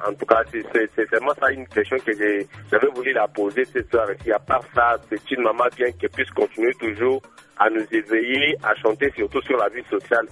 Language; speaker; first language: French; non-native, local second language; Luba-Lulua